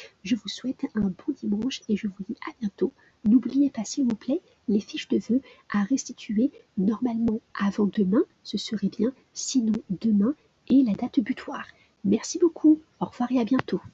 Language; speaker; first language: French; native; French